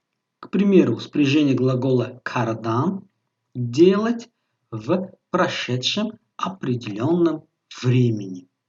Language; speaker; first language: Russian; non-native, local second language; Tajik